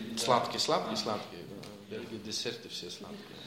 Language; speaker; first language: Russian; non-native, learner; Dutch